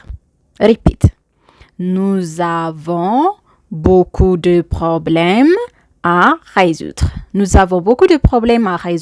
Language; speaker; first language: French; non-native, fluent; Amharic